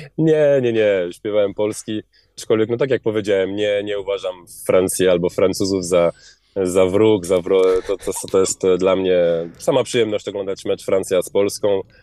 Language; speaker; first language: Polish; early bilingual, heritage; Polish